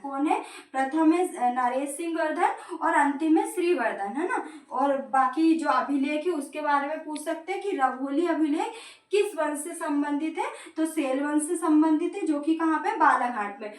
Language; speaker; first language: Hindi; native; Hindi